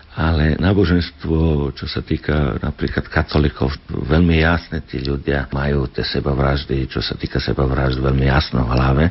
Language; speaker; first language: Slovak; non-native, fluent; Serbian